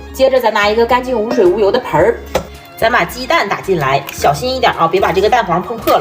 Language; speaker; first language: Chinese; native; Chinese